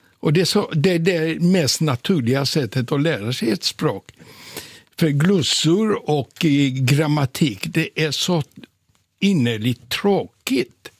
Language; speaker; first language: Swedish; non-native, fluent; Polish